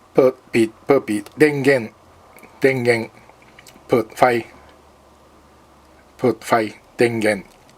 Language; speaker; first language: Thai; non-native, learner; Japanese